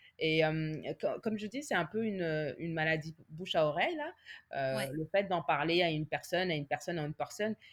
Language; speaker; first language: French; native; French